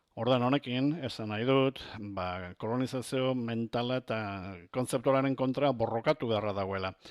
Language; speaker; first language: Basque; non-native, local second language; Spanish